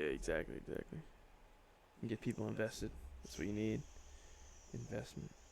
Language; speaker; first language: English; native; English